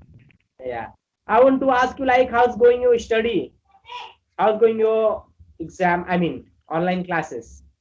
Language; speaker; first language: English; non-native, learner; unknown